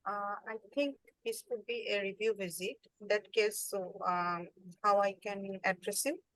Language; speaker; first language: English; non-native, learner; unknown